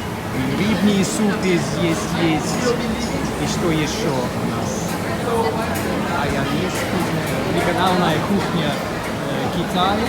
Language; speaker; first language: Russian; non-native, fluent; English